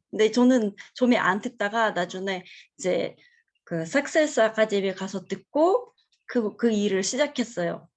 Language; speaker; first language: Korean; non-native, fluent; Russian